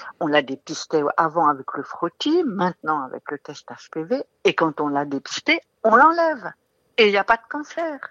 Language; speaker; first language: French; native; French